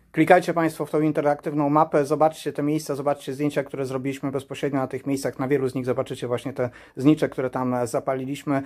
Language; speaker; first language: Polish; native; Polish